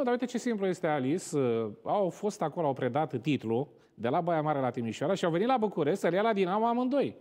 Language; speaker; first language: Romanian; native; Romanian